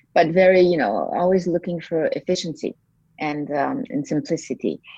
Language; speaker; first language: English; non-native, fluent; French